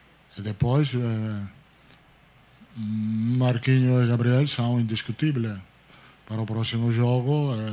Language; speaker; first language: Portuguese; non-native, fluent; Italian